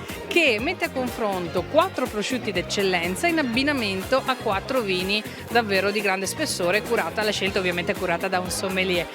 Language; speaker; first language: Italian; native; Italian